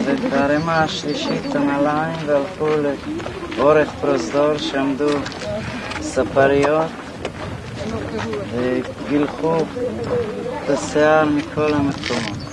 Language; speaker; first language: Hebrew; non-native, fluent; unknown